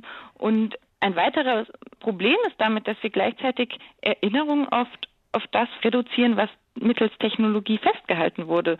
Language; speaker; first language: German; native; German